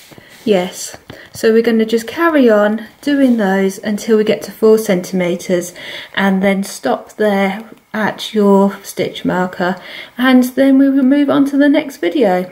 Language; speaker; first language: English; native; English